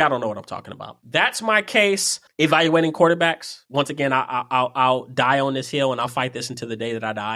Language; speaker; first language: English; native; English